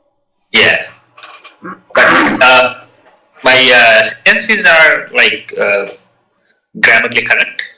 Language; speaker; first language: English; non-native, learner; Telugu